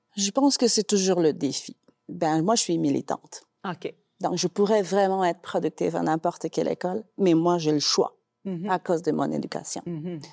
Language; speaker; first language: French; non-native, fluent; Spanish